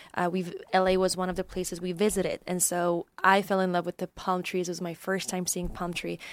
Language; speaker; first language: English; non-native, fluent; Polish